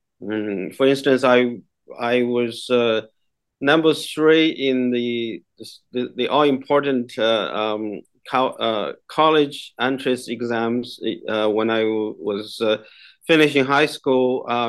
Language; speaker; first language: English; non-native, fluent; Chinese